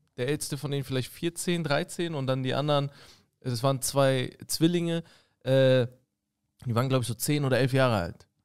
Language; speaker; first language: German; early bilingual, other home language; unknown